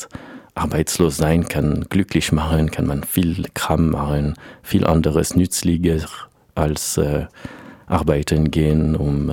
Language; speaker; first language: German; non-native, learner; French